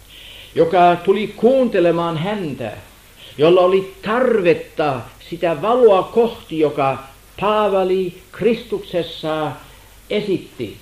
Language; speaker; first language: Finnish; non-native, fluent; German